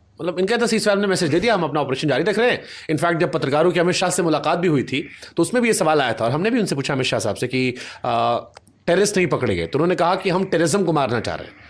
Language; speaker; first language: Hindi; native; Hindi